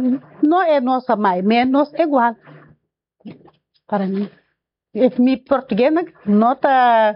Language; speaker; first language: Portuguese; non-native, learner; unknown